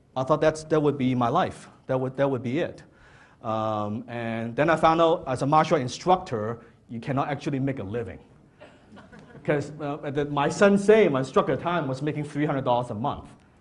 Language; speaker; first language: English; non-native, fluent; Cantonese